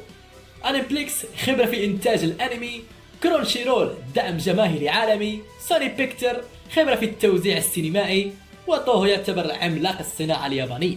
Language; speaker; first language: Arabic; native; Arabic